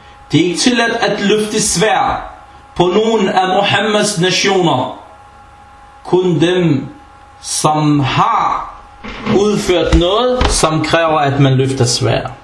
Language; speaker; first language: Danish; early bilingual, other home language; Arabic